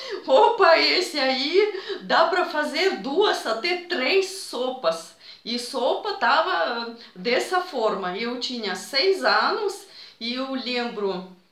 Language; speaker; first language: Portuguese; non-native, fluent; Russian